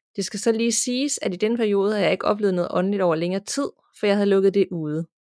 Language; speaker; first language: Danish; native; Danish